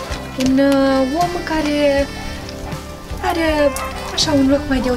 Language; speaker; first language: Romanian; native; Romanian